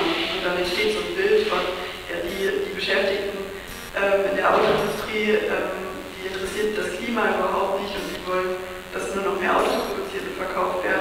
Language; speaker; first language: German; native; German